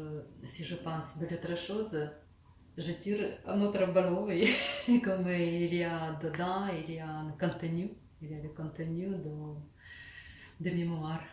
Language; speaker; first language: French; non-native, learner; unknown